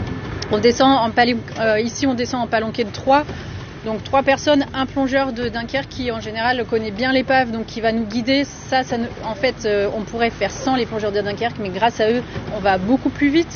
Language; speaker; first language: French; native; French